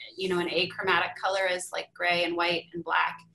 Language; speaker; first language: English; native; English